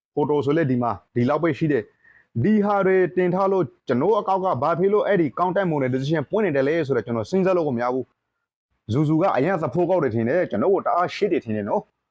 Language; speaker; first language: Burmese; non-native, local second language; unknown